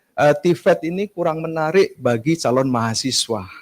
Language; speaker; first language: Indonesian; native; Indonesian